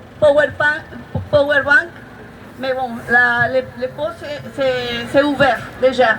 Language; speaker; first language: French; non-native, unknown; Spanish